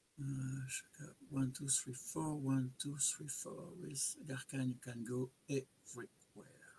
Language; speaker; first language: English; non-native, fluent; French